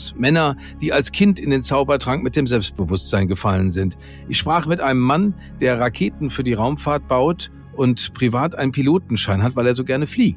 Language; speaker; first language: German; native; German